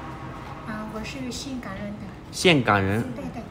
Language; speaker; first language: Chinese; non-native, learner; Vietnamese